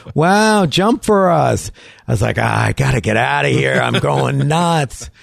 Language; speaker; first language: English; native; English